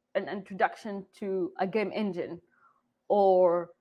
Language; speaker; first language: English; non-native, fluent; Arabic